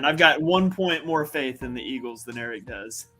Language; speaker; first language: English; native; English